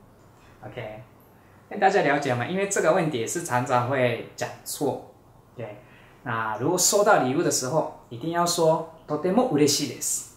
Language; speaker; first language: Chinese; non-native, fluent; Japanese